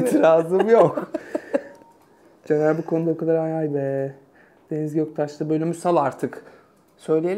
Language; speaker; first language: Turkish; native; Turkish